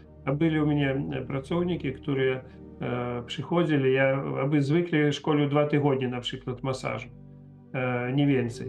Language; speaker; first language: Polish; non-native, learner; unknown